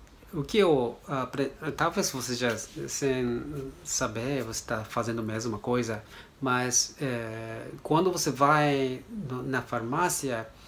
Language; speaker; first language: Portuguese; non-native, learner; Japanese